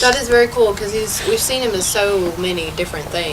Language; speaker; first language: English; native; English